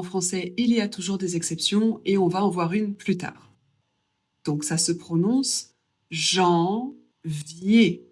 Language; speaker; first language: French; native; French